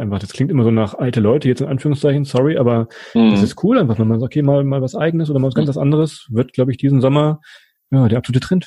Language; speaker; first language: German; native; German